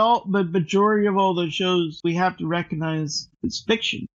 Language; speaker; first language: English; native; English